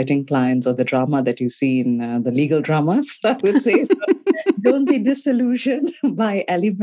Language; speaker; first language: English; non-native, local second language; Tamil